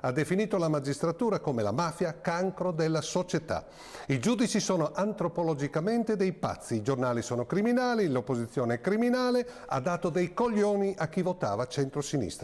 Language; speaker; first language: Italian; native; Italian